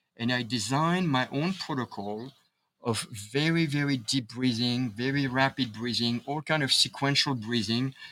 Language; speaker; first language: English; non-native, fluent; French